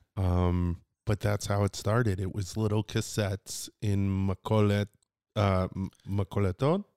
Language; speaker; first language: English; native; English